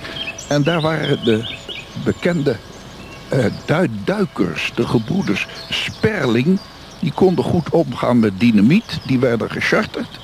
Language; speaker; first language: Dutch; native; Dutch